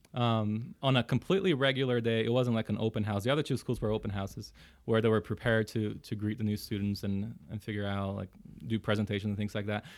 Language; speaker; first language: English; early bilingual, other home language; Portuguese